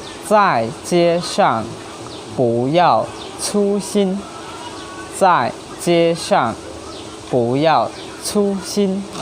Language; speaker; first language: Chinese; non-native, learner; Hmong